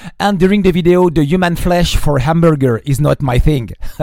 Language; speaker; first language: English; non-native, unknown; French